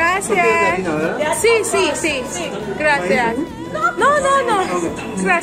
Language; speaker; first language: Spanish; non-native, learner; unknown